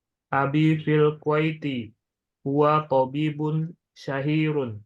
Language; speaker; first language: Arabic; non-native, learner; Indonesian